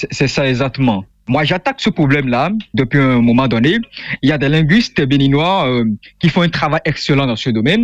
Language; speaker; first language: French; non-native, local second language; Fon